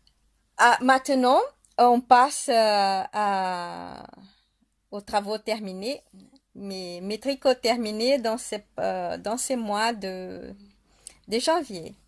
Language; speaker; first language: French; non-native, fluent; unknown